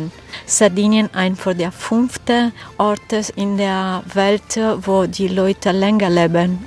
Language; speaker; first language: German; non-native, fluent; Italian